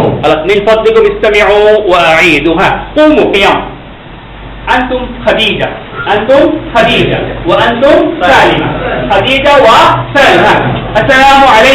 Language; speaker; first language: Arabic; non-native, fluent; Bangla